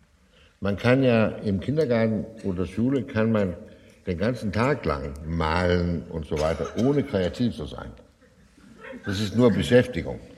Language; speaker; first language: German; non-native, fluent; Danish